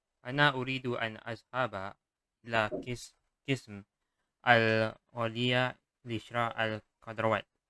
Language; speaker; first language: Arabic; non-native, learner; Malay